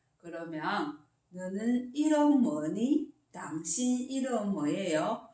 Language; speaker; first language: Korean; non-native, learner; Chinese